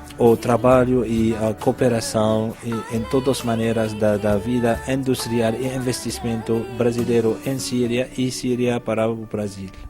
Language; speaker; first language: Portuguese; non-native, fluent; Arabic